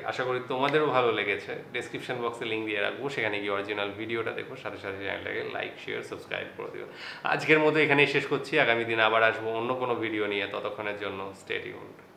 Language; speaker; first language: Bangla; native; Bangla